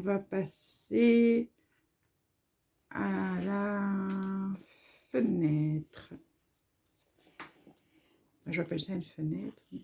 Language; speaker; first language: French; native; French